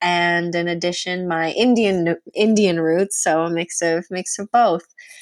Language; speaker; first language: English; non-native, fluent; Punjabi